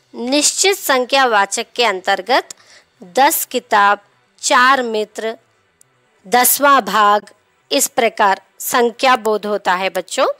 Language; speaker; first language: Hindi; non-native, local second language; Telugu